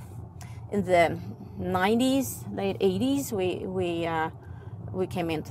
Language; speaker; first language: English; non-native, fluent; Swedish